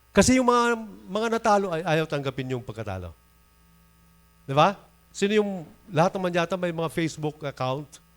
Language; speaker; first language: Filipino; non-native, local second language; Masbatenyo